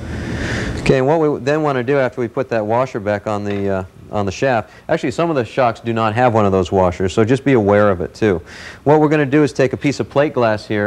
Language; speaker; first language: English; native; English